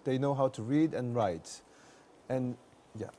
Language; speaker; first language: English; non-native, fluent; Korean